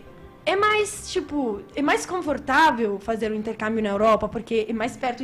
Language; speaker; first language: Portuguese; non-native, fluent; Italian